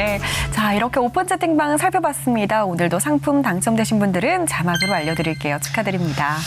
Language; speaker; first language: Korean; native; Korean